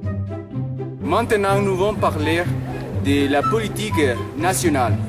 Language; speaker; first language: French; non-native, learner; Spanish